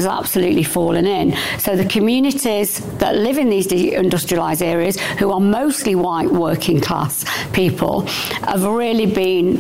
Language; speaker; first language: English; native; English